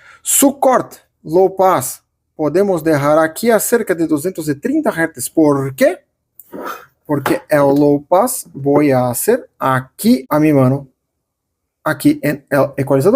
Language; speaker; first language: Spanish; non-native, fluent; Portuguese